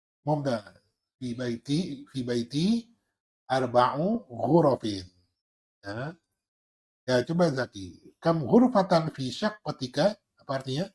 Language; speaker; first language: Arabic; non-native, fluent; Indonesian